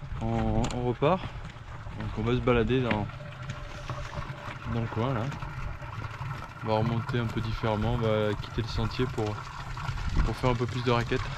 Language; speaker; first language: French; native; French